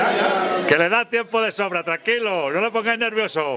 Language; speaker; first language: Spanish; native; Spanish